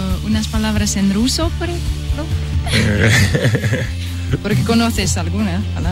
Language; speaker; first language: Spanish; non-native, learner; Russian